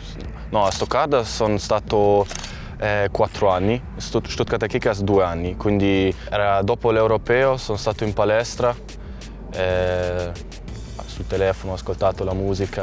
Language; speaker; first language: Italian; non-native, fluent; German